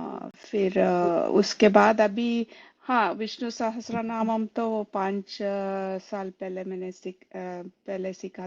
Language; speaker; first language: Hindi; non-native, local second language; Kannada